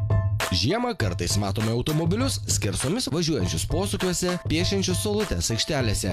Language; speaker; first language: Lithuanian; native; Lithuanian